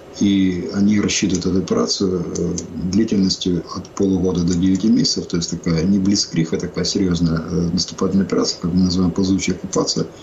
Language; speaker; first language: Russian; non-native, local second language; Ukrainian